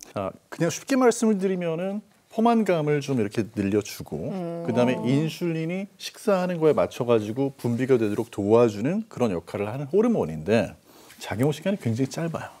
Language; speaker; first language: Korean; native; Korean